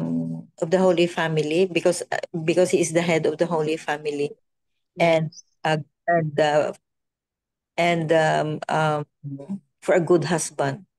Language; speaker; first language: English; non-native, local second language; Filipino